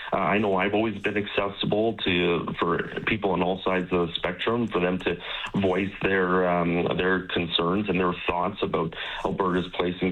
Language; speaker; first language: English; native; English